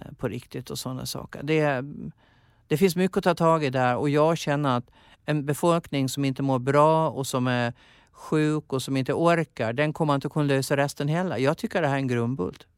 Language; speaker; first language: Swedish; native; Swedish